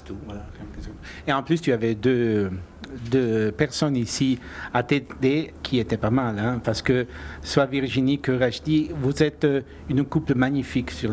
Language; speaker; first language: French; non-native, fluent; Italian